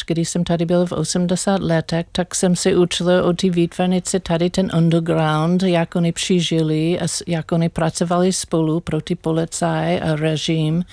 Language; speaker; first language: Czech; non-native, learner; English